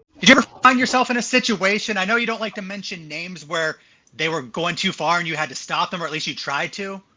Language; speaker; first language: English; native; English